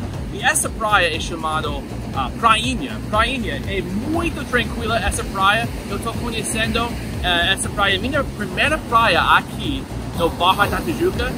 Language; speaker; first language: Portuguese; non-native, fluent; English